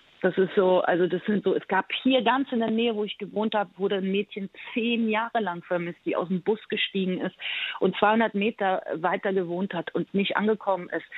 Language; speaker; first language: German; early bilingual, other home language; Persian